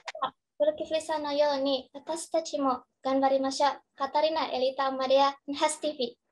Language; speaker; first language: Japanese; non-native, learner; Indonesian